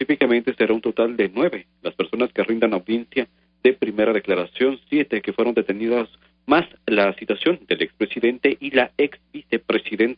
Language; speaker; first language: Spanish; native; Spanish